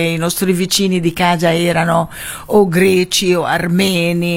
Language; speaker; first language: Italian; non-native, fluent; Arabic